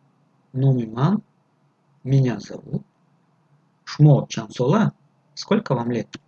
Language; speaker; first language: Russian; non-native, fluent; Tajik